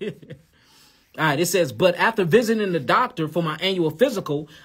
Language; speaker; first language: English; native; English